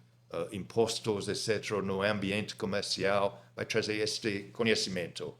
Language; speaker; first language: Portuguese; non-native, fluent; English